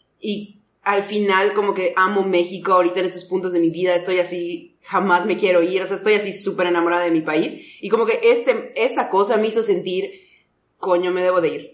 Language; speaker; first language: Spanish; native; Spanish